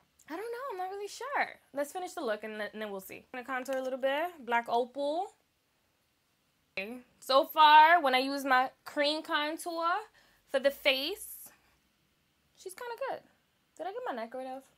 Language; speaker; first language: English; early bilingual, other home language; Spanish